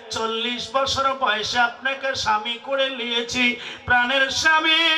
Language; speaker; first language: Bangla; non-native, local second language; Assamese